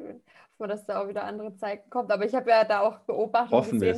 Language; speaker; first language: German; native; German